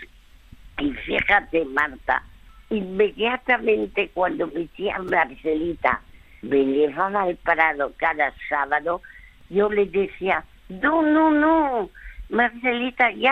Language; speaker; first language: Spanish; early bilingual, other home language; French